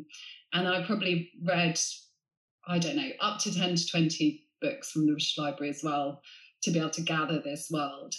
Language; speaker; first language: English; native; English